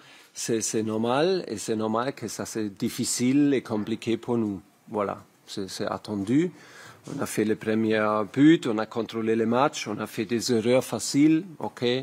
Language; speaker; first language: French; non-native, learner; German